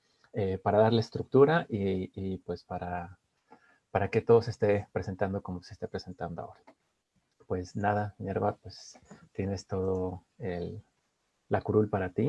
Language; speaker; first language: Spanish; native; Spanish